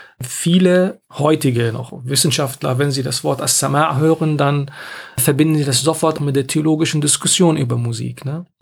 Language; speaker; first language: German; non-native, fluent; Arabic